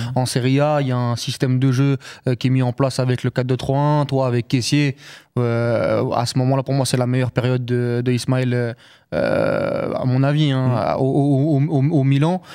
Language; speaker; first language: French; native; French